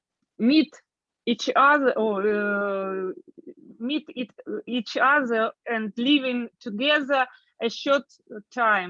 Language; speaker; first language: English; non-native, learner; Russian